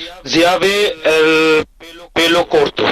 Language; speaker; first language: Spanish; non-native, learner; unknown